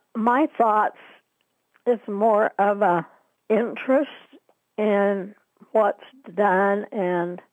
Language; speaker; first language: English; native; English